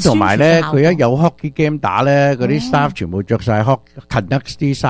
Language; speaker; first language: Chinese; early bilingual, other home language; Cantonese